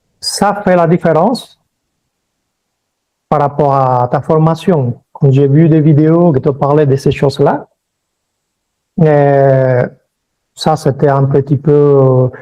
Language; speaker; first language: French; early bilingual, other home language; Spanish